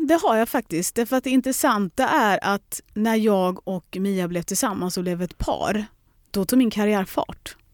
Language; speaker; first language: Swedish; early bilingual, other home language; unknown